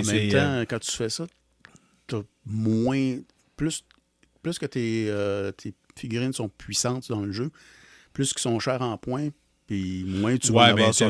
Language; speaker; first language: French; native; French